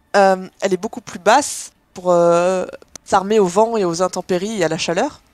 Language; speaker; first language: French; native; French